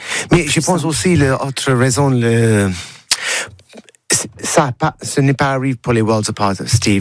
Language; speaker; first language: French; non-native, learner; English